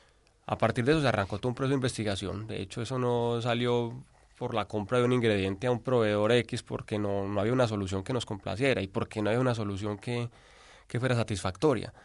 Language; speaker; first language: Spanish; native; Spanish